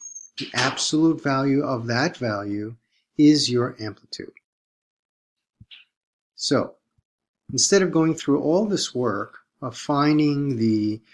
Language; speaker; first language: English; native; English